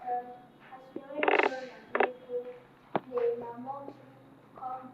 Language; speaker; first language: French; non-native, learner; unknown